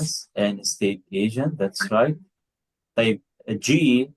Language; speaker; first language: English; non-native, fluent; Arabic